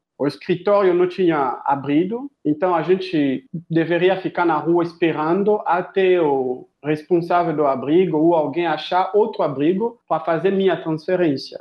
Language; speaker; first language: Portuguese; non-native, fluent; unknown